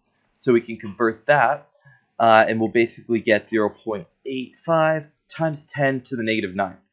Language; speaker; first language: English; native; English